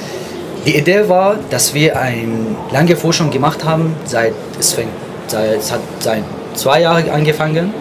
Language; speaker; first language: German; non-native, fluent; Arabic